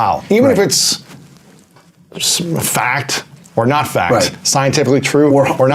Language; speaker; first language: English; native; English